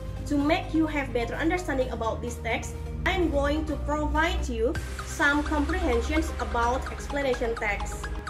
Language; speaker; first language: English; non-native, fluent; Indonesian